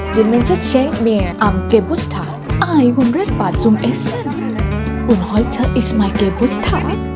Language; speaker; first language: German; non-native, learner; Thai